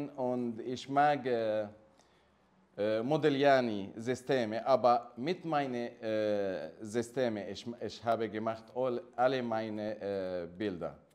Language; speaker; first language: German; non-native, learner; Arabic